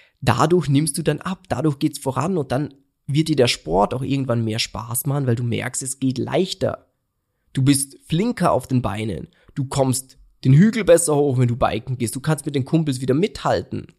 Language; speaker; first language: German; native; German